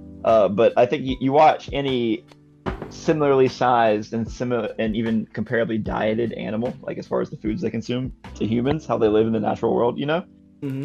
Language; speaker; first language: English; native; English